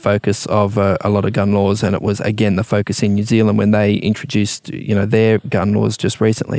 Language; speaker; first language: English; native; English